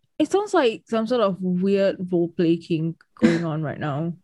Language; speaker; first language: English; native; English